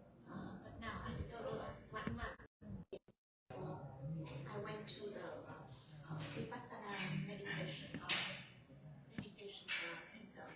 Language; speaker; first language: English; non-native, learner; Vietnamese